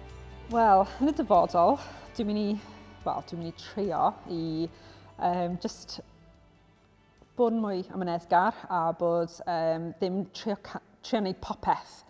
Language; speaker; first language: Welsh; non-native, local second language; English